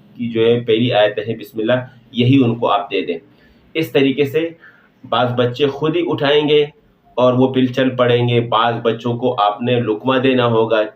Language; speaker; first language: Urdu; non-native, local second language; Pashto